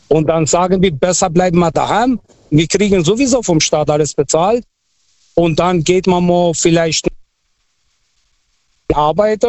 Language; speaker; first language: German; non-native, fluent; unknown